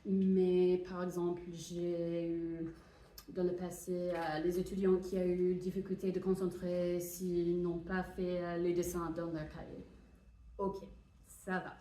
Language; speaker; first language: French; non-native, fluent; English